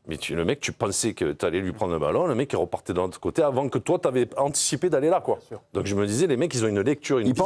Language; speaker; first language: French; native; French